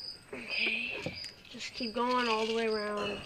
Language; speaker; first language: English; native; English